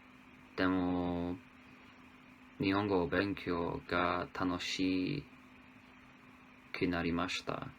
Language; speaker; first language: Japanese; non-native, learner; English